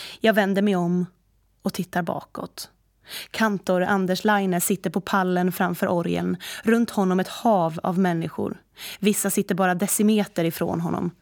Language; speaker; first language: Swedish; native; Swedish